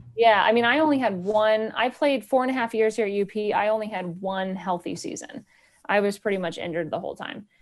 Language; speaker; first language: English; native; English